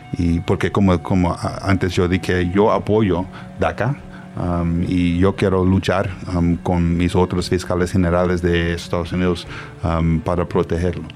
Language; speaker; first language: Spanish; non-native, learner; English